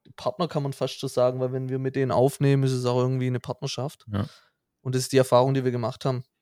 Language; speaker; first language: German; native; German